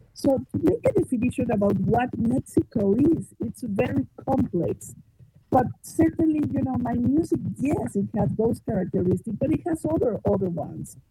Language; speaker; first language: English; non-native, fluent; Spanish